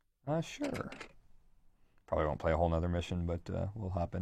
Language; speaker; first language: English; native; English